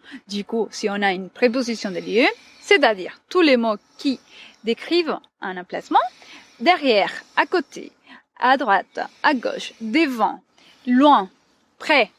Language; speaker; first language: French; non-native, fluent; Spanish